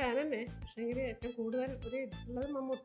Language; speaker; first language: Malayalam; native; Malayalam